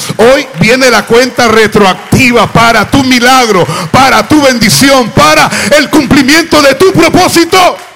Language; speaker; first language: Spanish; native; Spanish